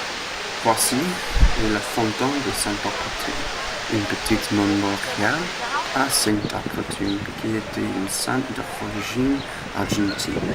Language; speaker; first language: French; non-native, learner; English